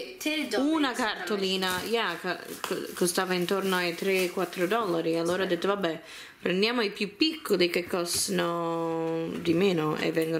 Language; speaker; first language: Italian; early bilingual, heritage; Italian